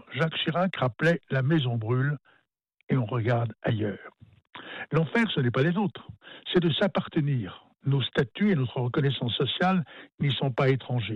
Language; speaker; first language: French; native; French